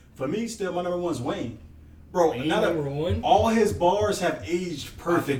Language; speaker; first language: English; native; English